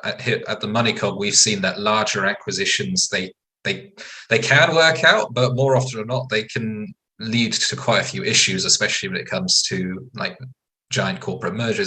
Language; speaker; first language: English; native; English